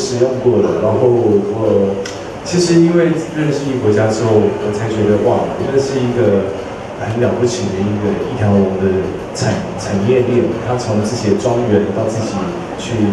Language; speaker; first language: Chinese; native; Chinese